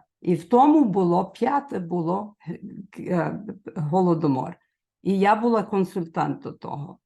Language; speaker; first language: Ukrainian; early bilingual, heritage; Ukrainian